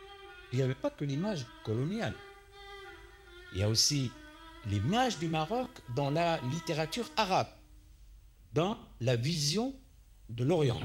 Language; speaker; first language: French; non-native, local second language; Arabic